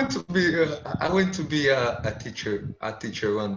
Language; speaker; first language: English; non-native, learner; Portuguese